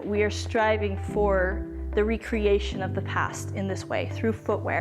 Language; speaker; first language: English; native; English